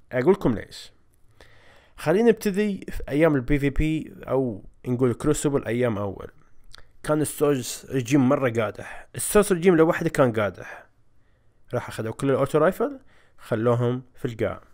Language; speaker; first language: Arabic; native; Arabic